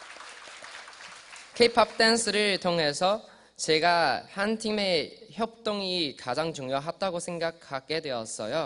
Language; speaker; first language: Korean; non-native, learner; Chinese